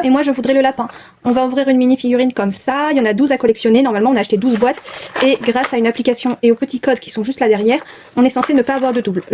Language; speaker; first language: French; native; French